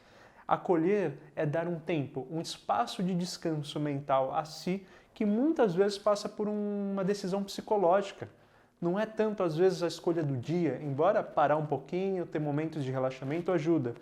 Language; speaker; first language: Portuguese; native; Portuguese